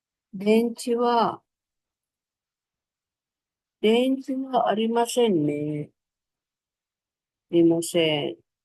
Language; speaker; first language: Japanese; non-native, fluent; Filipino